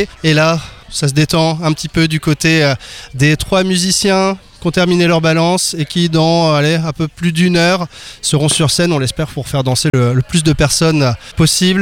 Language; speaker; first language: French; native; French